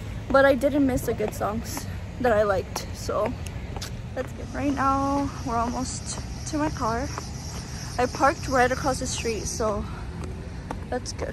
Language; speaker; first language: English; early bilingual, other home language; Spanish